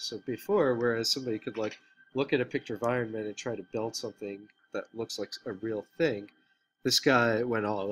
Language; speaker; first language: English; native; English